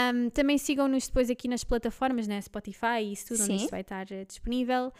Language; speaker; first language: Portuguese; non-native, fluent; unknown